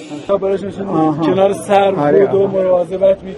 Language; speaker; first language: Persian; native; Persian